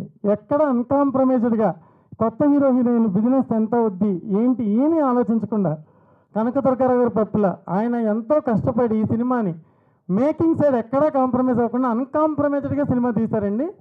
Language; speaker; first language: Telugu; native; Telugu